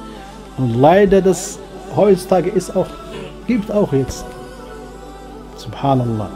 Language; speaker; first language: German; non-native, learner; Arabic